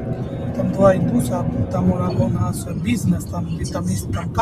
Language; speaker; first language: Russian; non-native, learner; Hindi